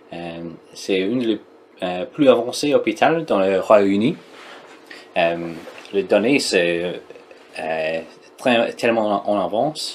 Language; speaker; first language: French; non-native, learner; English